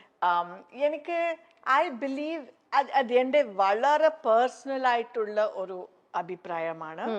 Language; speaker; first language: Malayalam; non-native, learner; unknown